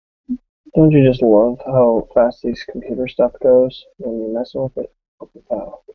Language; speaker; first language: English; native; English